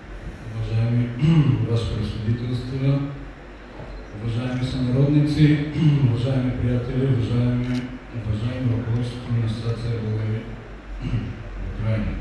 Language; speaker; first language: Bulgarian; early bilingual, heritage; Bulgarian